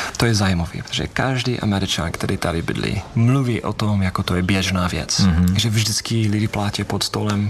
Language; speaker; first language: Czech; non-native, fluent; English